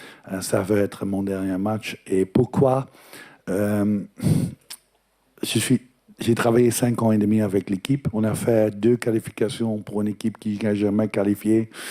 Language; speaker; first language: French; non-native, fluent; Dutch